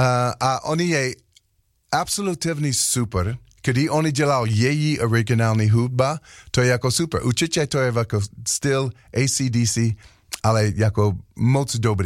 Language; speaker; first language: Czech; non-native, learner; English